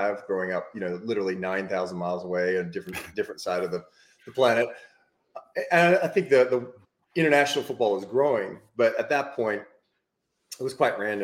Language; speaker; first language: English; native; English